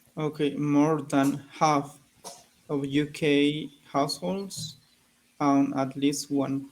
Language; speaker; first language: English; non-native, learner; Spanish